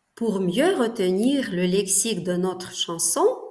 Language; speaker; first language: French; non-native, fluent; Ukrainian